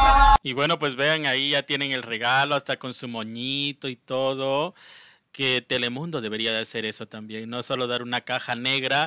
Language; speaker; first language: Spanish; native; Spanish